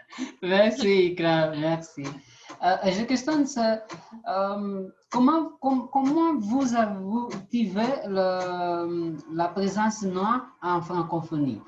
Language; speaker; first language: French; non-native, learner; Portuguese